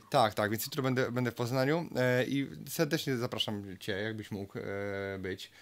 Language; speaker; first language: Polish; native; Polish